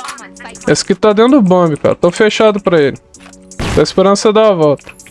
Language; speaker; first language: Portuguese; native; Portuguese